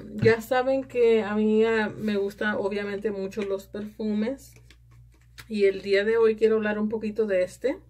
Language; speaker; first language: Spanish; early bilingual, heritage; Spanish